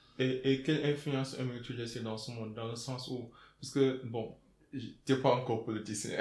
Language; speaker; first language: French; non-native, local second language; Wolof